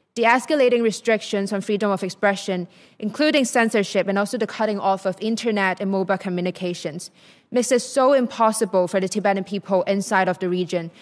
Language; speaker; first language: English; non-native, local second language; Cantonese